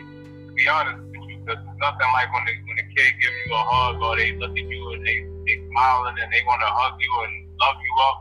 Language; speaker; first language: English; native; English